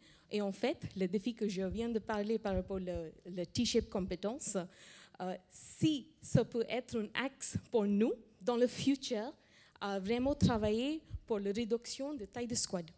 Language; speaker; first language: French; non-native, fluent; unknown